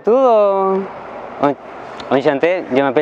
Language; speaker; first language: French; non-native, learner; Spanish